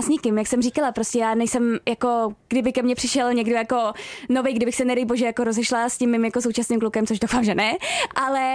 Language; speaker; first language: Czech; native; Czech